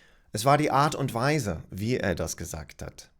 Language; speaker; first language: German; non-native, fluent; English